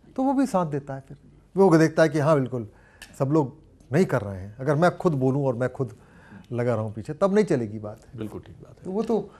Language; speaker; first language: Hindi; native; Hindi